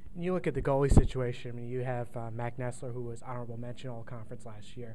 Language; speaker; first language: English; native; English